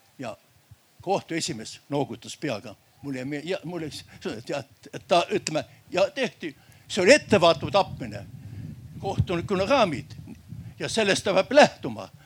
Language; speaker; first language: Estonian; native; Estonian